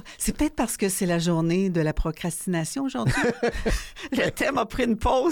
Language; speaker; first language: French; native; French